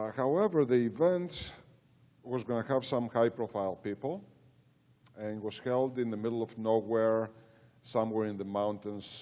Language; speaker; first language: English; non-native, fluent; Greek